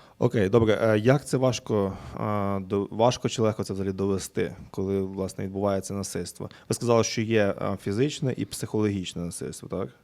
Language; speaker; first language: Ukrainian; native; Ukrainian